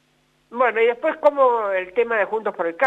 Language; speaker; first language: Spanish; native; Spanish